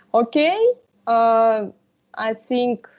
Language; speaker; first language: English; non-native, fluent; Russian